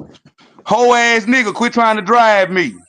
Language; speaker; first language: English; native; English